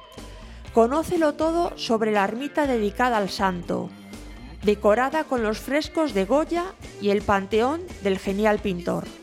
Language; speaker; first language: Spanish; native; Spanish